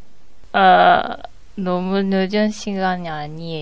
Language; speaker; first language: Korean; non-native, learner; Japanese